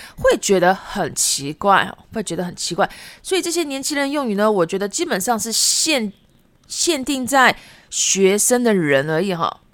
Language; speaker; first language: Chinese; native; Chinese